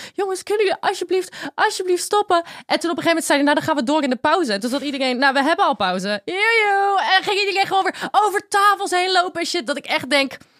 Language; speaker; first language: Dutch; native; Dutch